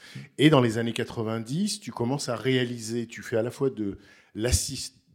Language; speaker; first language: French; native; French